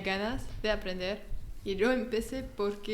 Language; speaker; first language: Spanish; non-native, learner; French